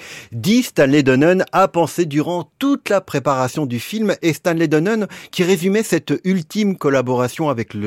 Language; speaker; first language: French; native; French